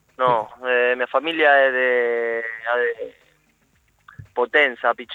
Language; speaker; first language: Italian; non-native, learner; Spanish